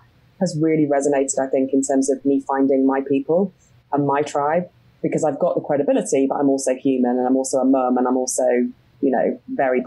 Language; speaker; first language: English; native; English